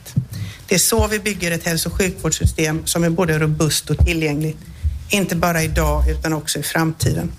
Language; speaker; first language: Swedish; native; Swedish